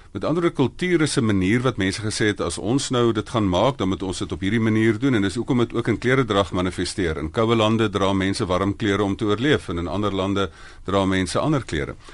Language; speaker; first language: Afrikaans; native; Afrikaans